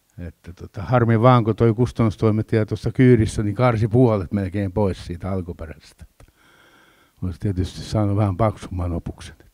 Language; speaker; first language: Finnish; native; Finnish